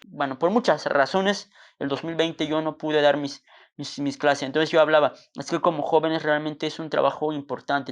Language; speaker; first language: Spanish; non-native, local second language; Tzotzil